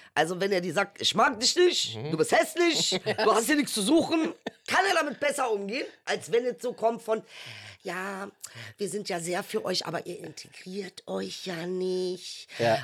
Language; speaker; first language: German; early bilingual, other home language; Turkish